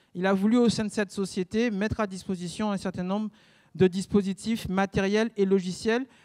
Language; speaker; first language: French; native; French